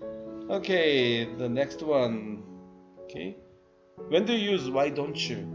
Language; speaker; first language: English; non-native, learner; Korean